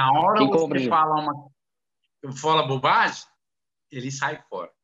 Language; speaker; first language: Portuguese; non-native, learner; Arabic